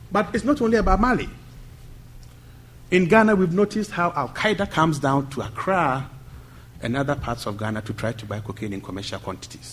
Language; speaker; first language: English; non-native, local second language; Akan